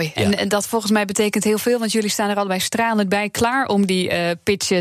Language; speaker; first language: Dutch; native; Dutch